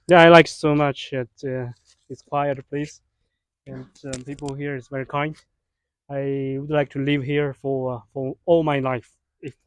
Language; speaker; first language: English; non-native, fluent; Chinese